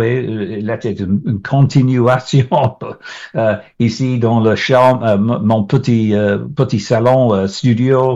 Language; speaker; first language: French; non-native, learner; English